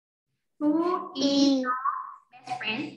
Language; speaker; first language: English; non-native, fluent; Vietnamese